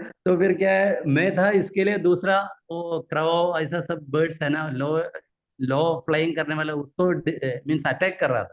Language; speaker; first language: Hindi; non-native, local second language; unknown